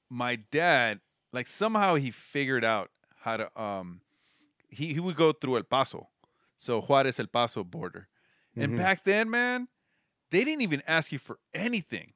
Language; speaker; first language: English; early bilingual, other home language; Spanish